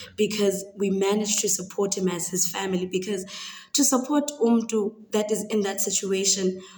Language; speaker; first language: English; non-native, local second language; Xhosa